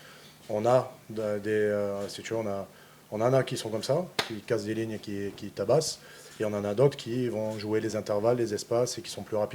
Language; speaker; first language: French; native; French